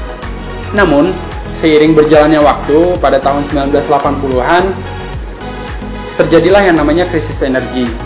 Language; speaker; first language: Indonesian; native; Indonesian